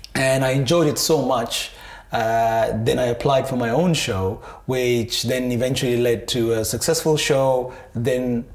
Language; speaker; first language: English; non-native, local second language; Sinhala